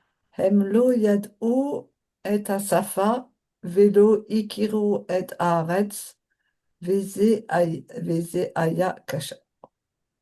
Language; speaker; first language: Hebrew; non-native, learner; French